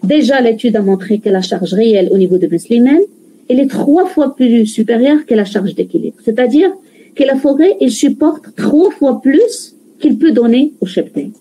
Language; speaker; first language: French; non-native, local second language; Arabic